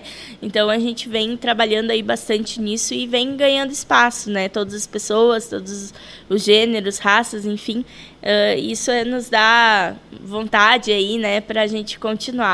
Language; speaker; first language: Portuguese; native; Portuguese